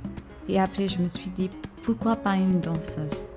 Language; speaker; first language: French; non-native, fluent; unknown